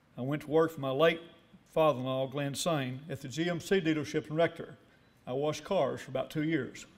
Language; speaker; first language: English; native; English